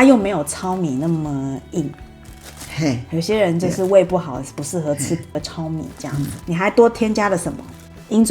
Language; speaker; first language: Chinese; native; Chinese